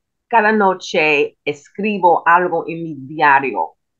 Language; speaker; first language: Spanish; non-native, learner; English